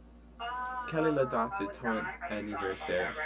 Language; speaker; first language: French; non-native, fluent; English